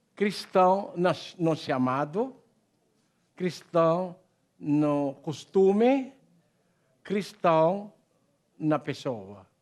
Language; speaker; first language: Portuguese; non-native, learner; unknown